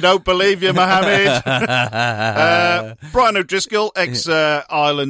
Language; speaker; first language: English; native; English